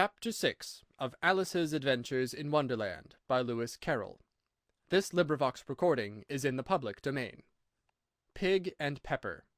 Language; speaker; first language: English; native; English